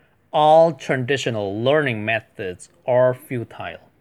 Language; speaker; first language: English; non-native, fluent; Chinese